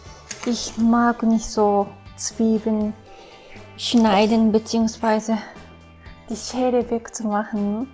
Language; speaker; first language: German; non-native, learner; Japanese